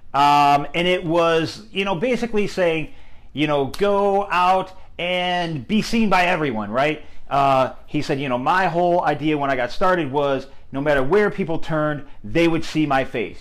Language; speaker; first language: English; native; English